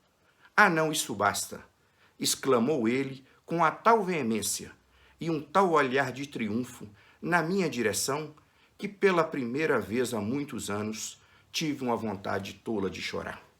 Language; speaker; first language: Portuguese; native; Portuguese